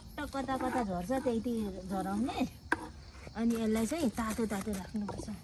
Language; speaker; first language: Nepali; non-native, local second language; Limbu